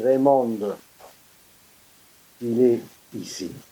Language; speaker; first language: French; non-native, fluent; Italian